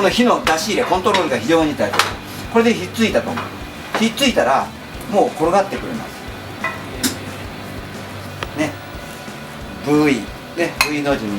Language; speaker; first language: Japanese; native; Japanese